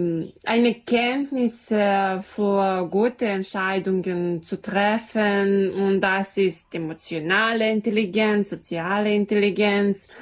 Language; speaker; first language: German; non-native, learner; Serbian